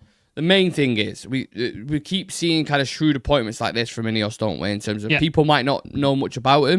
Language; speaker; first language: English; native; English